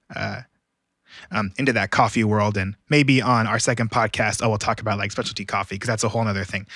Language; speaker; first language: English; native; English